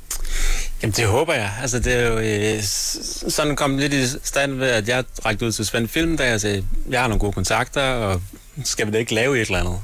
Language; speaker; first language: Danish; native; Danish